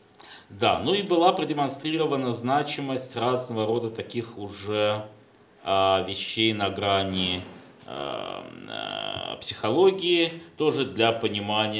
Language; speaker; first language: Russian; native; Russian